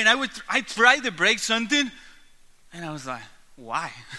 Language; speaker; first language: English; non-native, learner; Spanish